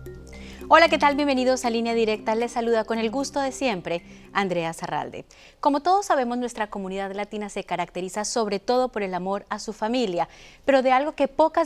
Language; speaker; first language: Spanish; native; Spanish